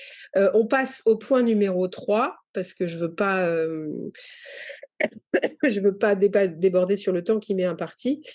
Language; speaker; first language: French; native; French